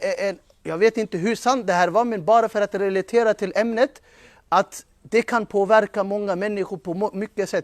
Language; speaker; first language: Swedish; non-native, fluent; Urdu